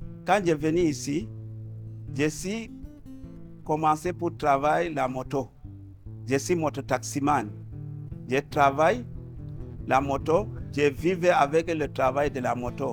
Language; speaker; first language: French; non-native, local second language; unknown